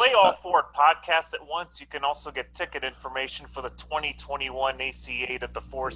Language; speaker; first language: English; native; English